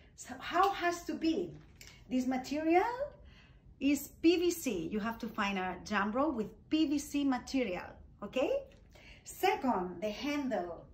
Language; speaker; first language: English; non-native, fluent; Spanish